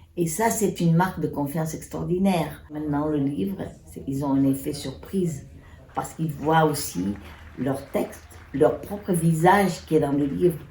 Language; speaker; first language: French; early bilingual, other home language; Portuguese